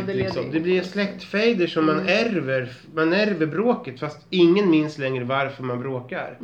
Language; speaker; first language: Swedish; native; Swedish